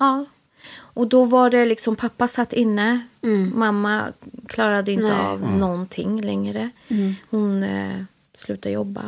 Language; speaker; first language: Swedish; native; Swedish